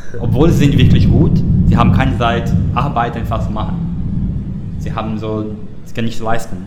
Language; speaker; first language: German; non-native, learner; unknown